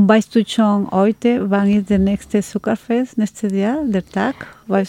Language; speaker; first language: German; non-native, learner; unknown